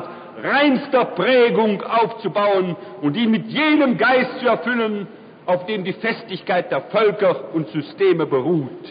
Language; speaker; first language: German; native; German